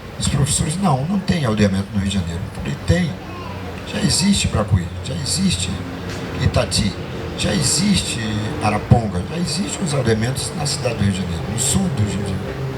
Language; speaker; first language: Portuguese; non-native, local second language; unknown